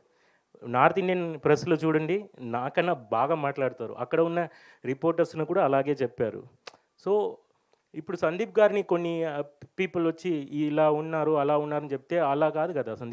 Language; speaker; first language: Telugu; non-native, fluent; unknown